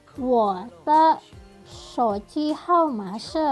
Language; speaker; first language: Chinese; non-native, fluent; Indonesian